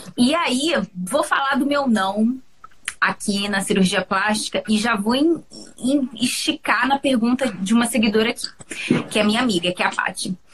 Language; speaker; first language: Portuguese; native; Portuguese